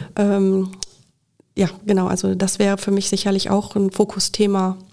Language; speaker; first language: German; native; German